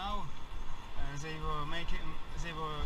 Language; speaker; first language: English; non-native, learner; Russian